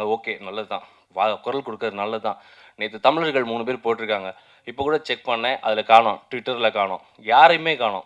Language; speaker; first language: Tamil; native; Tamil